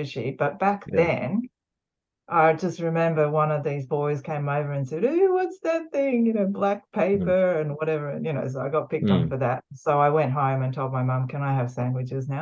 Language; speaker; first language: English; native; English